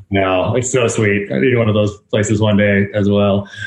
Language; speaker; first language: English; native; English